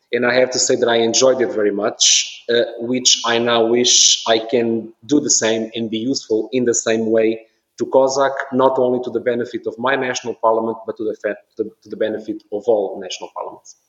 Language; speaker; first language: English; non-native, fluent; Portuguese